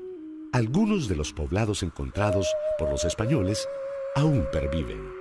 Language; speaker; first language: Spanish; native; Spanish